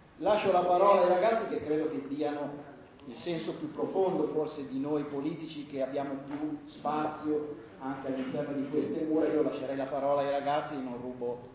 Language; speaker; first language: Italian; native; Italian